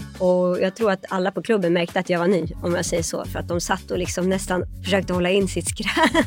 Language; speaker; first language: Swedish; early bilingual, other home language; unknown